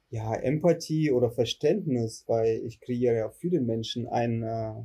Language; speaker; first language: German; early bilingual, other home language; Russian